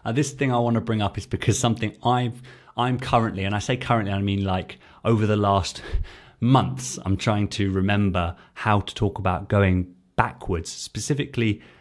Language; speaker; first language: English; native; English